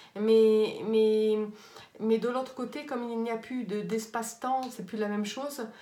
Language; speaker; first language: French; native; French